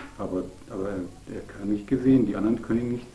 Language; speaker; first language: German; native; German